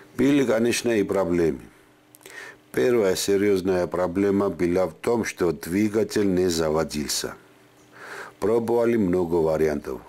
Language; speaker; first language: Russian; non-native, fluent; Georgian